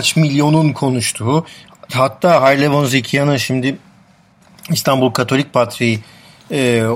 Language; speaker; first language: Turkish; non-native, local second language; Armenian